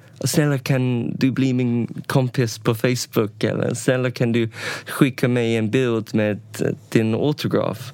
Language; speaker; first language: Swedish; non-native, learner; English